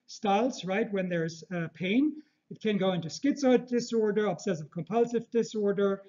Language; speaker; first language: English; early bilingual, other home language; Turkish